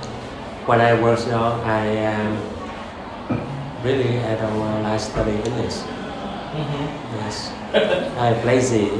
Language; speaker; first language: English; non-native, learner; Vietnamese